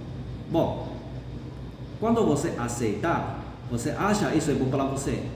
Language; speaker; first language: Portuguese; non-native, fluent; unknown